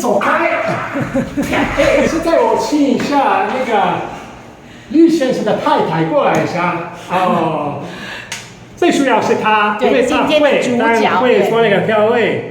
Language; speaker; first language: Chinese; non-native, fluent; Italian